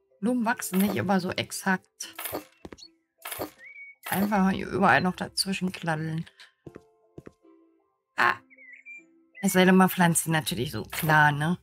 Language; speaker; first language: German; native; German